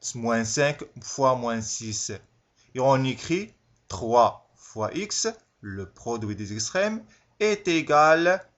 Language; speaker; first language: French; non-native, local second language; Arabic